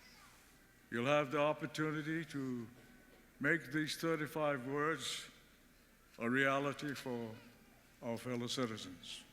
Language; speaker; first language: English; early bilingual, other home language; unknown